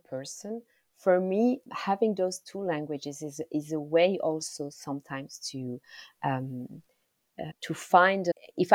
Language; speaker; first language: English; non-native, local second language; Kinyarwanda